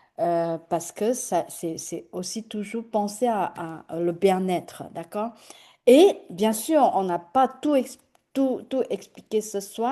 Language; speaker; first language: French; non-native, fluent; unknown